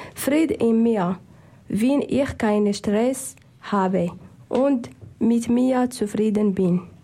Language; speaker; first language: German; non-native, learner; Arabic